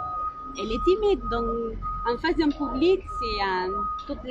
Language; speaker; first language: French; non-native, learner; Spanish